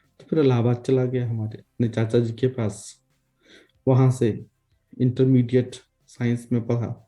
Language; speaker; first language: Hindi; native; Hindi